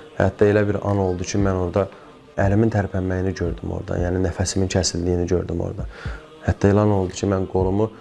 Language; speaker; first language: Azerbaijani; native; Azerbaijani